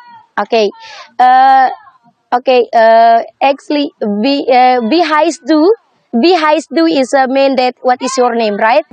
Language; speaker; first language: English; non-native, learner; Indonesian